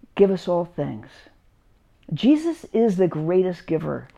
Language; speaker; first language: English; native; English